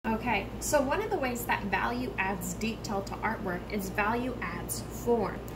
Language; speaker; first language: English; native; English